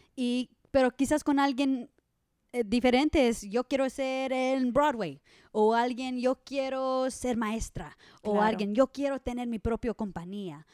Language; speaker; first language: Spanish; non-native, learner; English